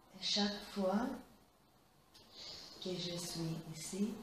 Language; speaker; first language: French; non-native, fluent; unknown